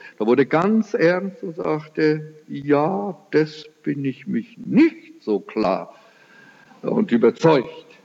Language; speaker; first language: German; early bilingual, heritage; German